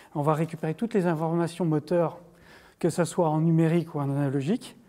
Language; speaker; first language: French; native; French